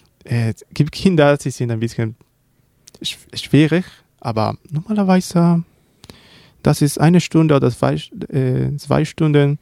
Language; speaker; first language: German; non-native, learner; Spanish